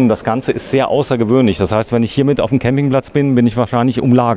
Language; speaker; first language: German; native; German